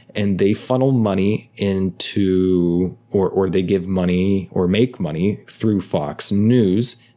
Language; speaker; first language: English; native; English